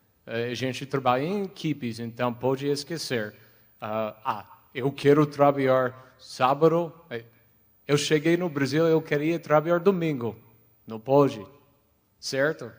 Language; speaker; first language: Portuguese; non-native, fluent; English